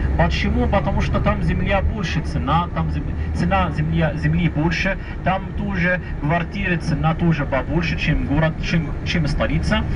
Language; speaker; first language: Russian; non-native, fluent; Arabic